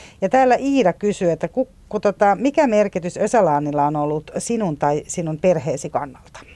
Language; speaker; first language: Finnish; native; Finnish